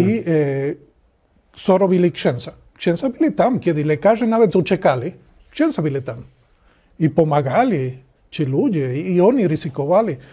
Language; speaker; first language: Polish; non-native, learner; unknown